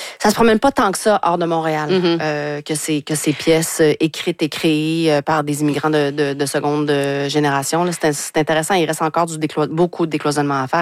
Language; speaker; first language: French; native; French